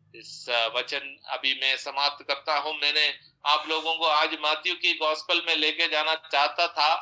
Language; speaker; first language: Hindi; non-native, local second language; Odia